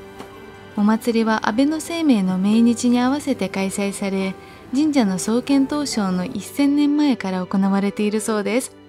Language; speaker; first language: Japanese; non-native, fluent; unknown